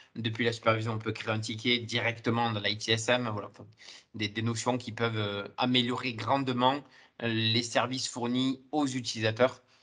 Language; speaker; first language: French; native; French